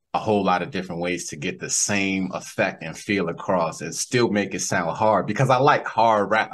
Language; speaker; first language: English; native; English